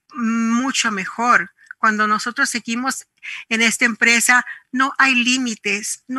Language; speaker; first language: Spanish; native; Spanish